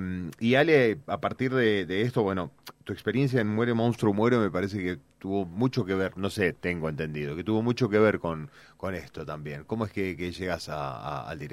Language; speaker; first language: Spanish; native; Spanish